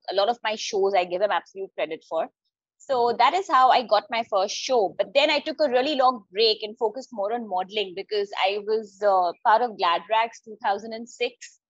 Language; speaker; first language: English; non-native, local second language; Hindi